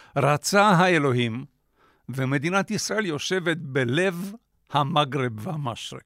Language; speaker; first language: Hebrew; non-native, fluent; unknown